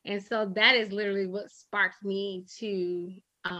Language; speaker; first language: English; native; English